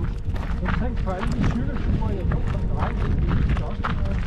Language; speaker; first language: Danish; native; Danish